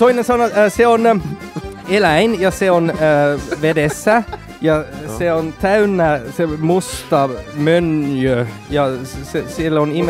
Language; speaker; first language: Finnish; non-native, learner; Swedish